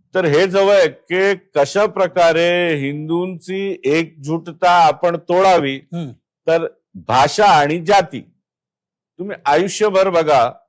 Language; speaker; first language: Marathi; non-native, local second language; Gujarati